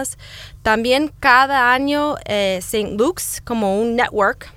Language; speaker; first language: Spanish; non-native, fluent; English